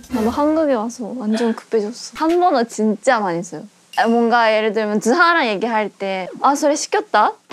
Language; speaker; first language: Korean; non-native, fluent; Japanese